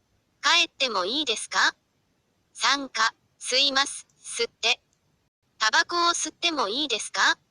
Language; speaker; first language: Japanese; non-native, fluent; Chinese